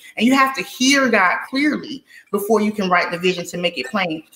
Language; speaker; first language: English; native; English